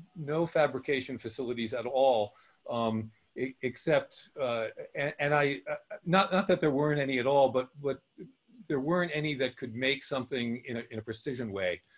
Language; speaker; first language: English; native; English